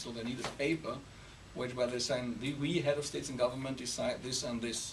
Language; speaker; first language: English; non-native, fluent; German